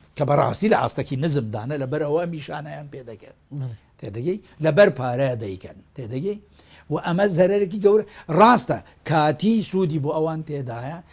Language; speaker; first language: Central Kurdish; non-native, local second language; Kurdish